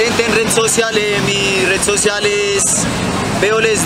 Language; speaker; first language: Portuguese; non-native, learner; Spanish